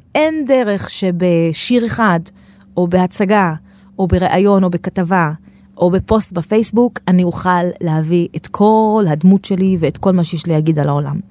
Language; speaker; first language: Hebrew; non-native, local second language; Arabic